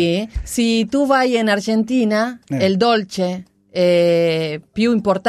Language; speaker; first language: Italian; non-native, learner; Spanish